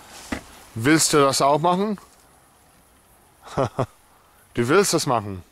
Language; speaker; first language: German; non-native, learner; English